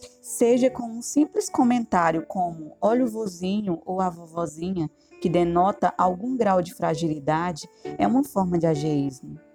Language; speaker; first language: Portuguese; native; Portuguese